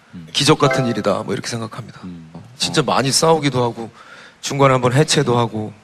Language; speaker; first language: Korean; native; Korean